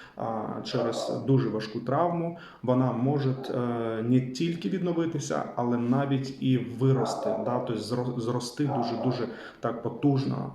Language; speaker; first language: Ukrainian; non-native, local second language; Russian